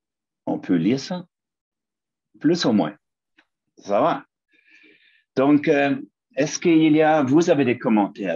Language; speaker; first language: French; non-native, fluent; German